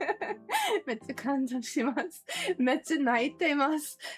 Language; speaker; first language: Japanese; non-native, learner; English